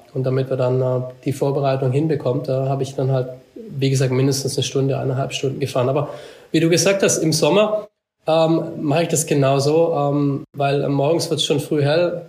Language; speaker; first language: German; native; German